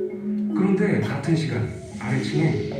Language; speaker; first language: Korean; native; Korean